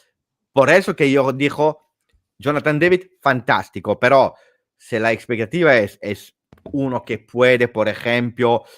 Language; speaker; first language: Spanish; non-native, fluent; Italian